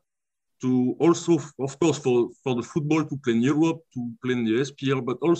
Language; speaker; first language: English; non-native, fluent; French